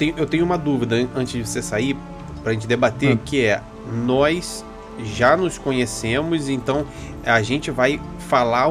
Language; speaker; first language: Portuguese; native; Portuguese